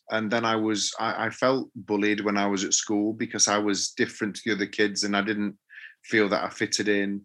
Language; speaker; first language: English; native; English